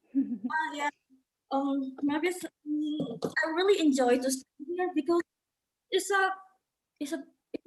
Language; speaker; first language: English; non-native, learner; Indonesian